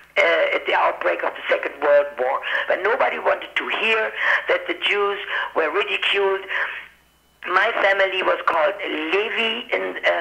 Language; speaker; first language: English; non-native, fluent; German